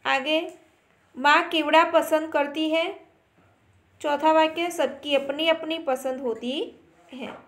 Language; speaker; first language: Hindi; non-native, local second language; Gujarati